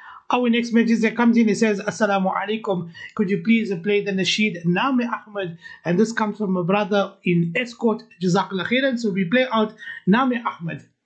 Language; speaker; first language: English; native; English